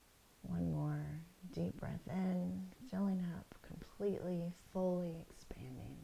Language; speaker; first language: English; native; English